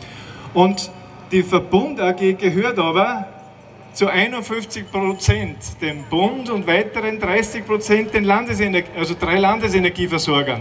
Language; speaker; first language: German; native; German